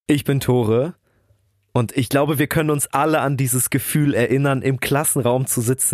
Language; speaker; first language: German; native; German